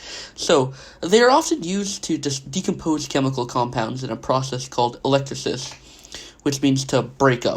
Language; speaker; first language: English; native; English